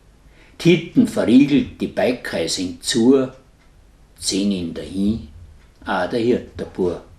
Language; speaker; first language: German; native; German